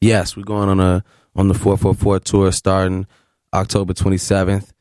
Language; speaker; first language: English; native; English